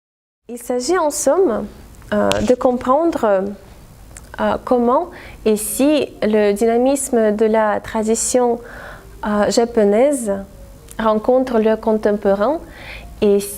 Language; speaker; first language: French; non-native, fluent; Russian